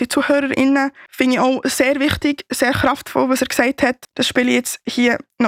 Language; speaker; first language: German; native; German